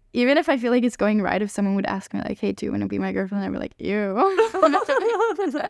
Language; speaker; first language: English; non-native, fluent; Hungarian